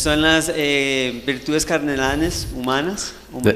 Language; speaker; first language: Spanish; native; Spanish